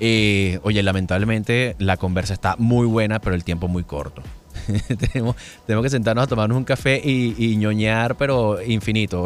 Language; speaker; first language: Spanish; native; Spanish